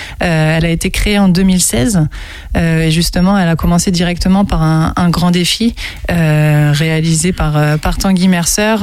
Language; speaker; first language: French; native; French